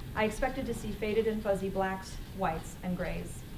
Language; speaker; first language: English; native; English